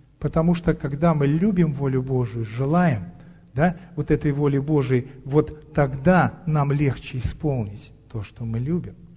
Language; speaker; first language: Russian; native; Russian